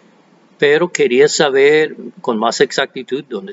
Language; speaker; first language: Spanish; non-native, fluent; English